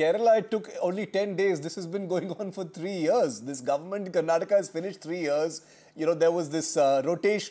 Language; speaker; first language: English; non-native, local second language; Tamil